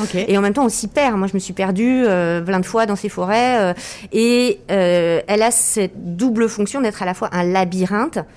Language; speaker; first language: French; native; French